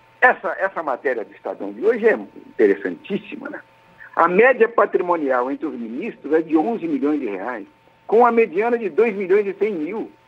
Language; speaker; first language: Portuguese; native; Portuguese